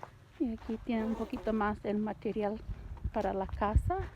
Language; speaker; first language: Spanish; non-native, learner; English